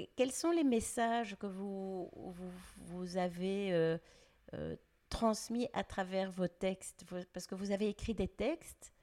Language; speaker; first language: French; native; French